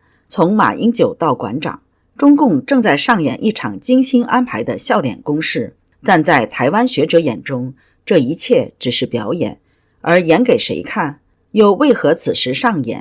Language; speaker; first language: Chinese; native; Chinese